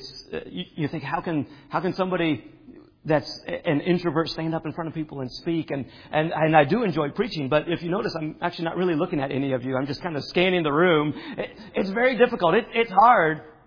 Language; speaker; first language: English; native; English